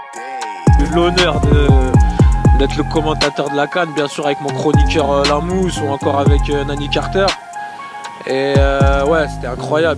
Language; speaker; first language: French; native; French